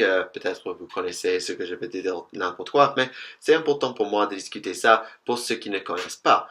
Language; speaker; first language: French; non-native, fluent; English